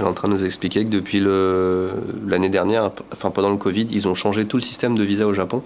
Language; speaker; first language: French; native; French